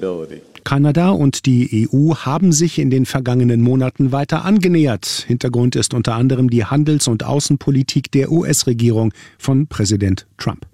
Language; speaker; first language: German; native; German